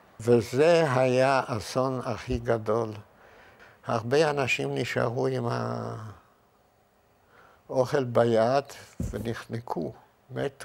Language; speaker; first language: Hebrew; non-native, fluent; Yiddish